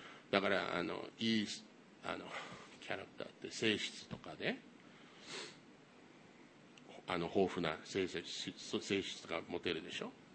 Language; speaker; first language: Japanese; non-native, fluent; English